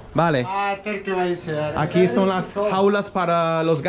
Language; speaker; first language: Spanish; non-native, fluent; English